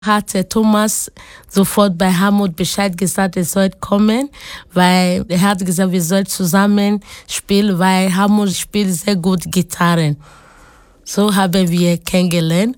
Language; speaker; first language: German; non-native, learner; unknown